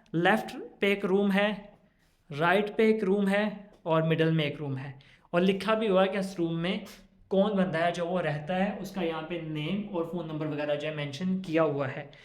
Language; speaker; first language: Urdu; non-native, local second language; Punjabi